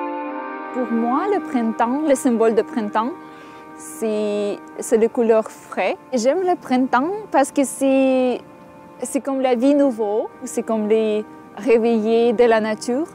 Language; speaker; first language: French; non-native, learner; Russian